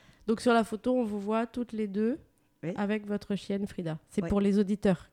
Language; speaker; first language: French; native; French